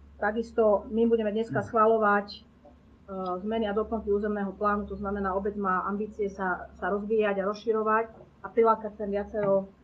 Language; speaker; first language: Slovak; native; Slovak